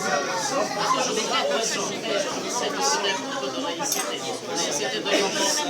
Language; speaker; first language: French; non-native, learner; Russian